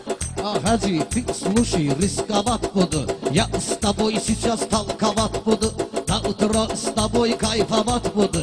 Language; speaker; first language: Russian; non-native, learner; Talysh